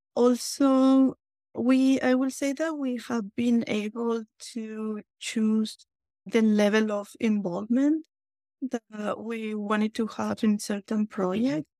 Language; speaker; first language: English; non-native, fluent; Spanish